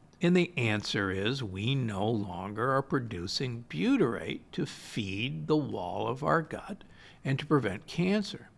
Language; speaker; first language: English; native; English